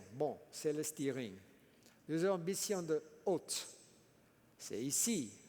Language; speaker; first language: French; non-native, fluent; English